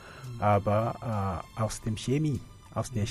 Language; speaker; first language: German; non-native, fluent; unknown